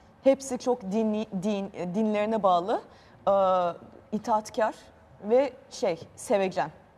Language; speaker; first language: Turkish; native; Turkish